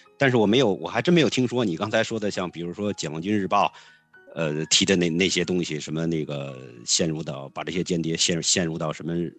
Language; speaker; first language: Chinese; native; Chinese